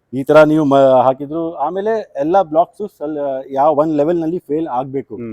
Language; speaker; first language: Kannada; non-native, local second language; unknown